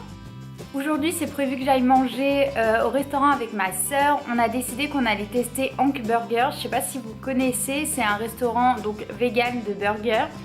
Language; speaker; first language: French; native; French